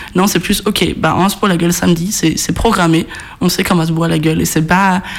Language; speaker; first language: French; non-native, fluent; Danish